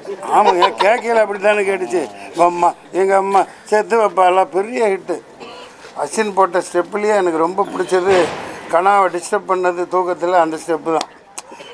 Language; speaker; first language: Tamil; native; Tamil